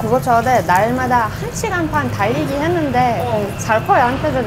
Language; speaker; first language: Korean; non-native, learner; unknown